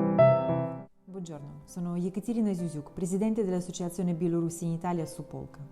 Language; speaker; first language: Italian; non-native, fluent; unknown